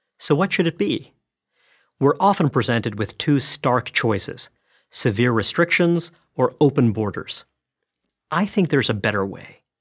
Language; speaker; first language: English; early bilingual, other home language; Bangla